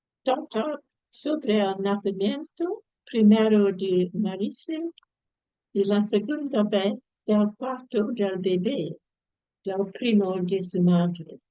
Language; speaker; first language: Spanish; non-native, fluent; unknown